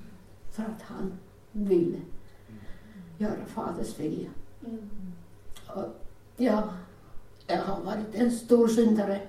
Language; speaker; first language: Swedish; non-native, learner; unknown